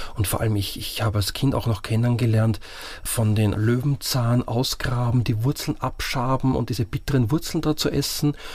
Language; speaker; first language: German; native; German